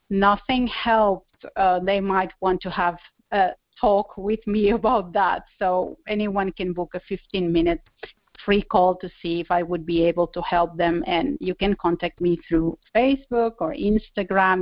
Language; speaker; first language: English; non-native, fluent; Spanish